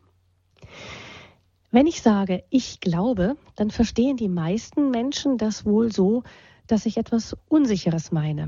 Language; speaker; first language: German; native; German